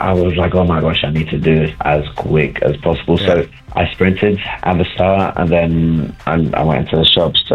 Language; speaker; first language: English; native; English